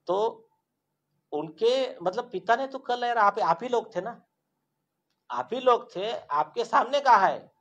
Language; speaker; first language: Hindi; non-native, local second language; Marathi